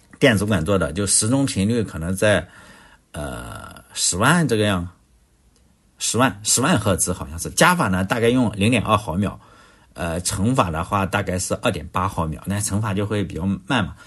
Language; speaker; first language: Chinese; native; Chinese